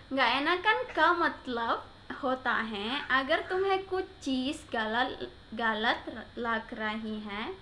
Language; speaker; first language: Hindi; non-native, learner; Indonesian